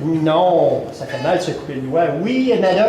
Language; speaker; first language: French; native; French